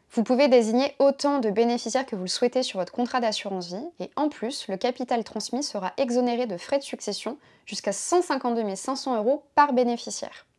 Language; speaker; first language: French; native; French